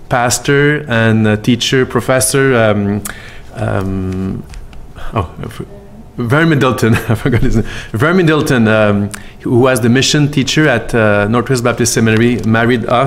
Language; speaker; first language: English; non-native, fluent; French